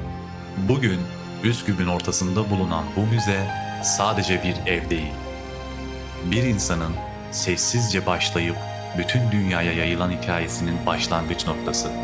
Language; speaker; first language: Turkish; native; Turkish